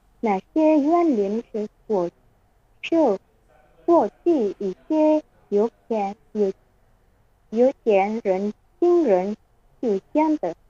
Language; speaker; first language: Chinese; non-native, learner; Indonesian